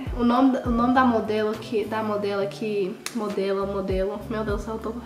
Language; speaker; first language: Portuguese; early bilingual, heritage; Portuguese